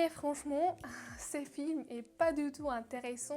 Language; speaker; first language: French; non-native, learner; Russian